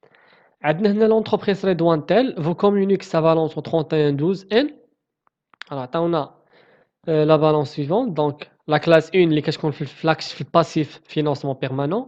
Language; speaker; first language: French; non-native, local second language; Arabic